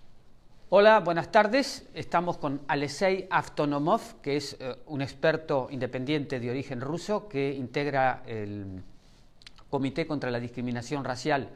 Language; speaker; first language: Spanish; native; Spanish